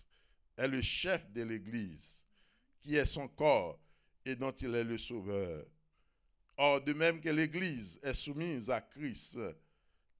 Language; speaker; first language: French; non-native, local second language; Haitian Creole